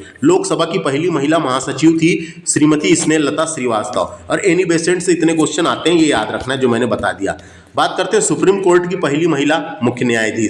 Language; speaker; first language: Hindi; native; Hindi